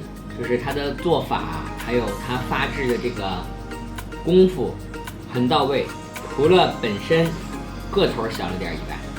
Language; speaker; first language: Chinese; native; Chinese